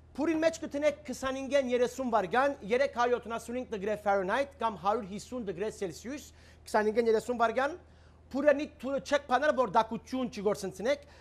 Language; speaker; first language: Armenian; early bilingual, heritage; Armenian